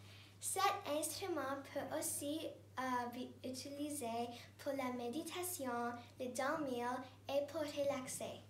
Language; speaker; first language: French; non-native, learner; English